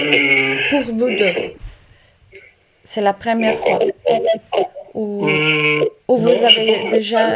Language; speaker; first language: French; non-native, learner; Italian